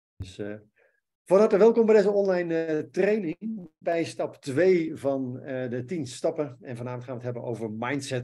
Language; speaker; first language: Dutch; native; Dutch